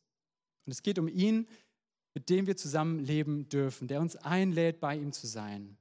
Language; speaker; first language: German; native; German